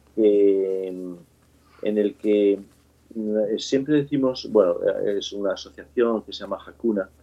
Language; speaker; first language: Spanish; native; Spanish